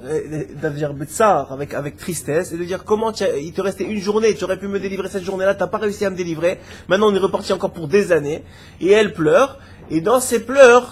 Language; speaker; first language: French; native; French